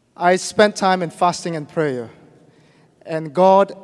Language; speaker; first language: English; non-native, fluent; Burmese